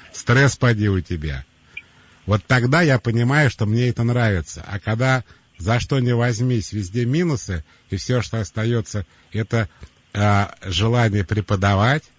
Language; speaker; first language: Russian; native; Russian